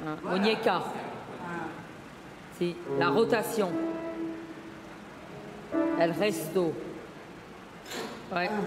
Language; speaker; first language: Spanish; non-native, learner; French